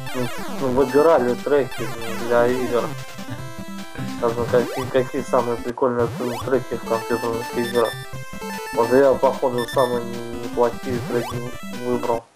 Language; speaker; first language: Russian; native; Russian